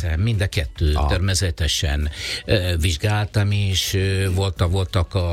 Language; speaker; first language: Hungarian; non-native, fluent; Italian